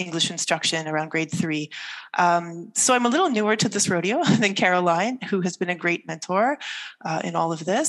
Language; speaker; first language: English; native; English